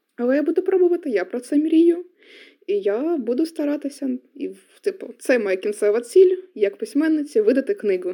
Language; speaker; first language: Ukrainian; non-native, local second language; Russian